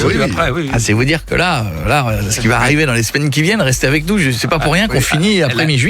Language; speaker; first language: French; native; French